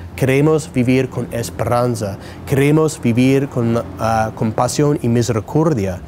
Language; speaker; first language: Spanish; non-native, fluent; English